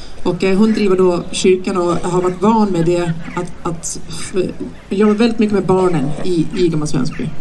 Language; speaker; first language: Swedish; native; Swedish